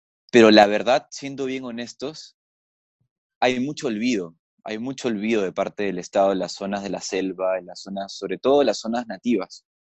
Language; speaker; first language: Spanish; native; Spanish